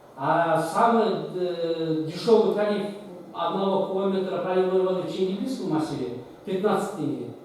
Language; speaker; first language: Russian; non-native, local second language; Kazakh